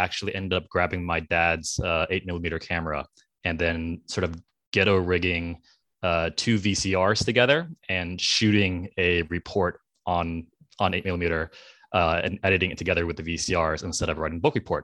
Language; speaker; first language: English; native; English